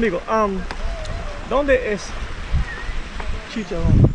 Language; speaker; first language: Spanish; non-native, learner; English